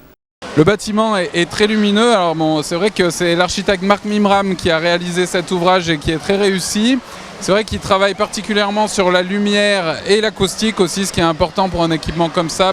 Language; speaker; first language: French; native; French